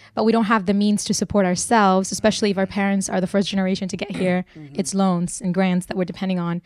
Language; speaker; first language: English; early bilingual, other home language; Burmese